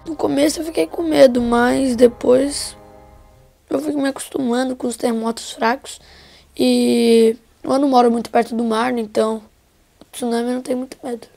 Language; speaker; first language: Portuguese; early bilingual, heritage; Portuguese